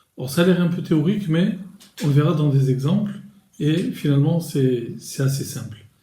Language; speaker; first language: French; native; French